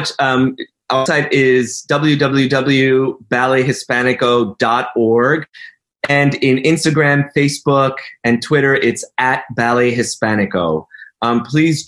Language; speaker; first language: English; native; English